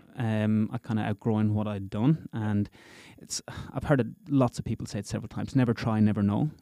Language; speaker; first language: English; native; English